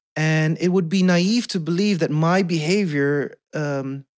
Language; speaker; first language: English; non-native, fluent; Dutch